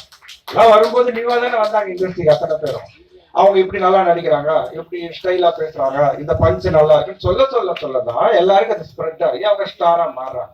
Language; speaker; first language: Tamil; native; Tamil